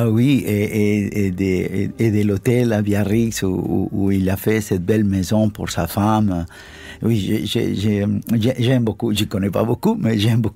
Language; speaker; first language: French; non-native, fluent; Spanish